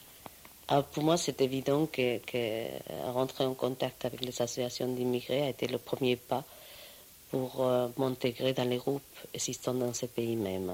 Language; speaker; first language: French; non-native, fluent; Spanish